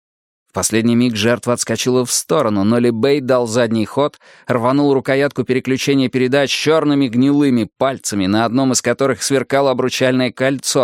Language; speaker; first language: Russian; native; Russian